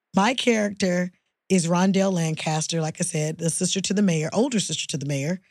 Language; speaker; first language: English; native; English